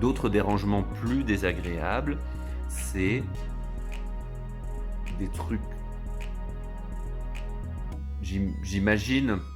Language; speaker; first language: French; native; French